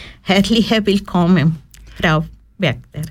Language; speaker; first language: German; non-native, learner; Spanish